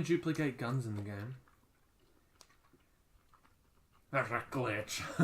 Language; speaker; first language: English; native; English